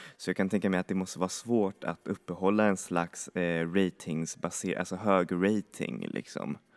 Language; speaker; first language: Swedish; native; Swedish